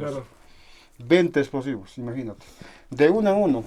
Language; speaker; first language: Spanish; native; Spanish